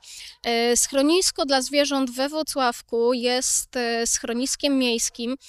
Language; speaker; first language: Polish; native; Polish